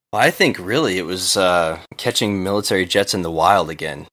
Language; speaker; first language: English; native; English